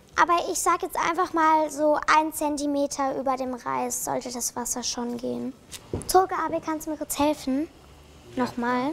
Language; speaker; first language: German; native; German